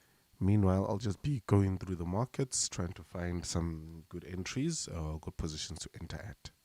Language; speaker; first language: English; native; English